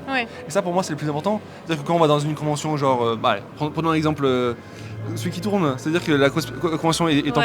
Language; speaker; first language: French; native; French